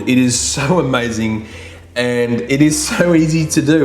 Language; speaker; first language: English; native; English